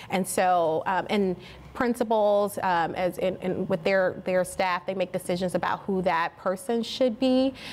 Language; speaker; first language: English; native; English